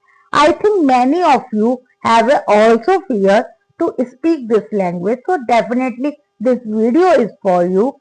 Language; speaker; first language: English; non-native, learner; Hindi